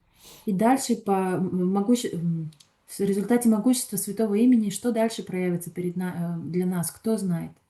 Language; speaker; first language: Russian; native; Russian